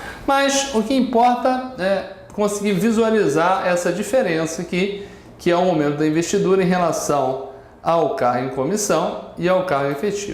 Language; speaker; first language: Portuguese; native; Portuguese